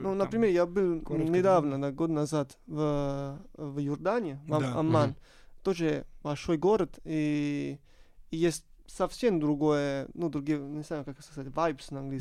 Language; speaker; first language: Russian; non-native, learner; Italian